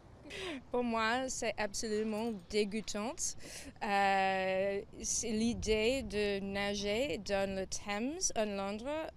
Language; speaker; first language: French; non-native, learner; English